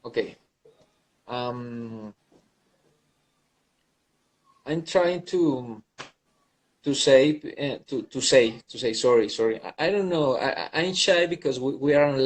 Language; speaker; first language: English; non-native, learner; Spanish